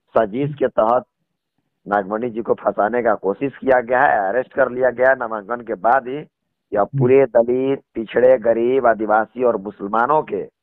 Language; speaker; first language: Hindi; native; Hindi